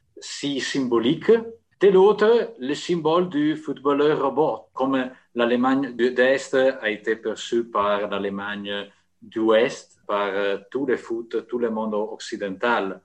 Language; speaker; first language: French; non-native, fluent; Italian